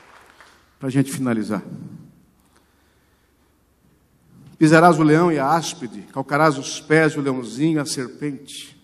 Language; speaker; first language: Portuguese; native; Portuguese